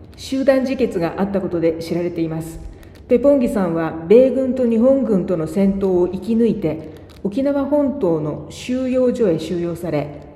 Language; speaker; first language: Japanese; native; Japanese